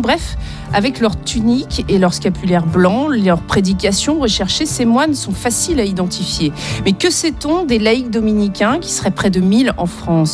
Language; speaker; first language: French; native; French